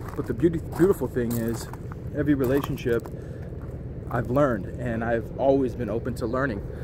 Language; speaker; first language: English; native; English